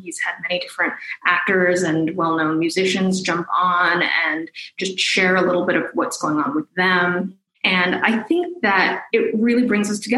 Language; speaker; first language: English; native; English